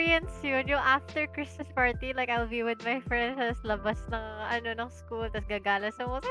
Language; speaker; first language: English; non-native, local second language; Filipino